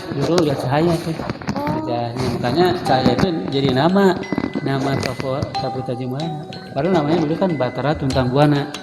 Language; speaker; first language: Indonesian; non-native, local second language; Sundanese